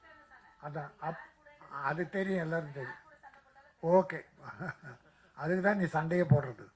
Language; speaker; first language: Tamil; native; Tamil